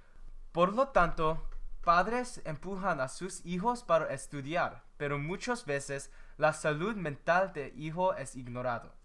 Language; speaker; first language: Spanish; non-native, learner; English